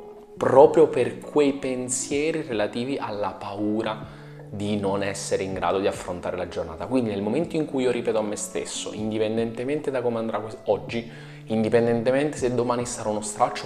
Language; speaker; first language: Italian; native; Italian